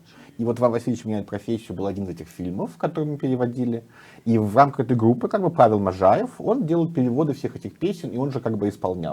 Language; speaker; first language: Russian; native; Russian